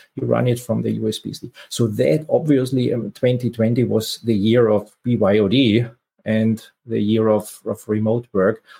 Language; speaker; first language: English; non-native, fluent; German